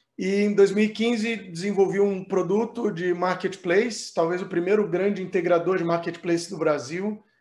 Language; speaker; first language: Portuguese; native; Portuguese